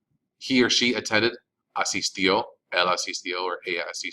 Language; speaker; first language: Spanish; non-native, fluent; English